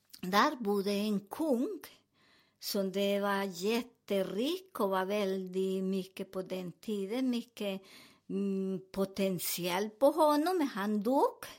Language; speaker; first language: Swedish; non-native, learner; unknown